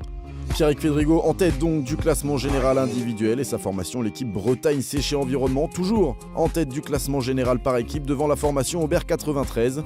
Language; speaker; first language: French; native; French